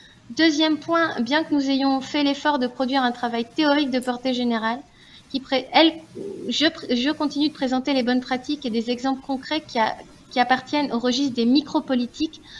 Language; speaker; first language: French; native; French